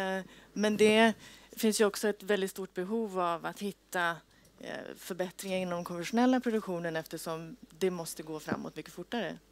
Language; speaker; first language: Swedish; native; Swedish